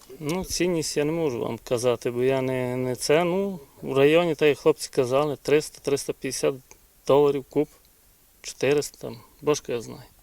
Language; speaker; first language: Ukrainian; native; Ukrainian